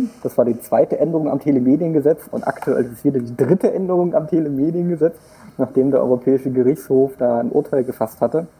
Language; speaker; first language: German; native; German